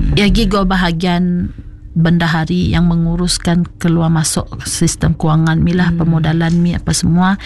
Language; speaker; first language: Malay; non-native, local second language; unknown